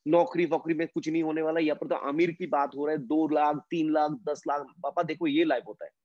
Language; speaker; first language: Hindi; non-native, local second language; Bangla